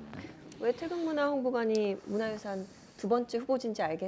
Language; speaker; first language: Korean; native; Korean